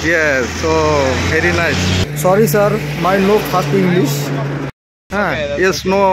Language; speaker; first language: English; non-native, learner; Bangla